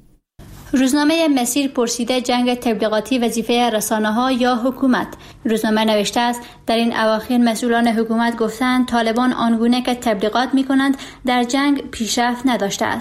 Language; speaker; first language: Persian; native; Persian